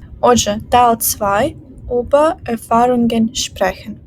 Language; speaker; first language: German; non-native, fluent; Ukrainian